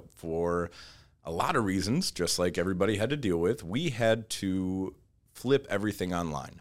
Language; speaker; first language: English; native; English